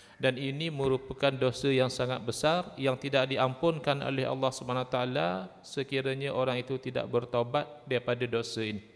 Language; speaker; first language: Malay; native; Malay